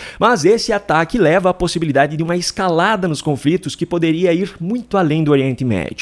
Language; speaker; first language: Portuguese; native; Portuguese